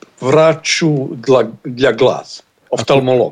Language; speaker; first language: Russian; non-native, learner; Bosnian